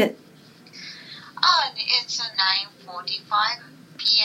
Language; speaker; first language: English; non-native, learner; Japanese